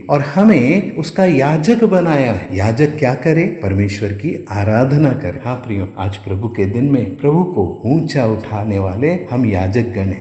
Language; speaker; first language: Hindi; native; Hindi